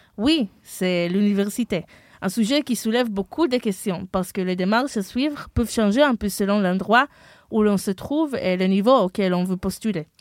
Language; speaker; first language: French; non-native, fluent; Hebrew